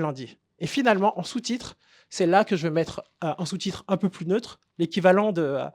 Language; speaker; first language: French; native; French